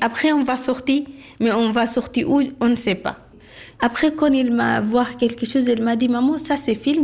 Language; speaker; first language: French; non-native, learner; Arabic